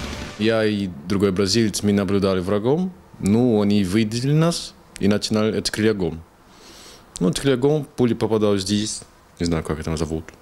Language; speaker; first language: Russian; non-native, learner; Portuguese